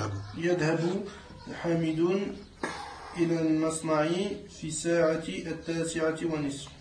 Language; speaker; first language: Arabic; non-native, learner; French